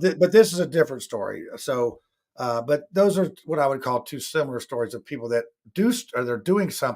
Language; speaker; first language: English; native; English